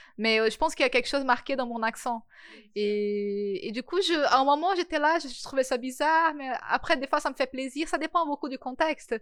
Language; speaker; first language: French; non-native, fluent; Portuguese